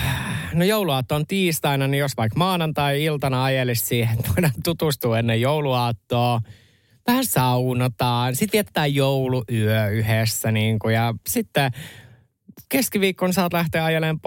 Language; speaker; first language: Finnish; native; Finnish